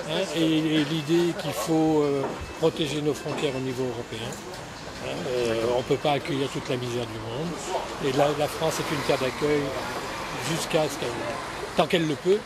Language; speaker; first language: French; native; French